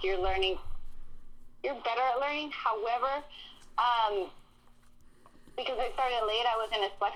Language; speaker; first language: English; early bilingual, other home language; Spanish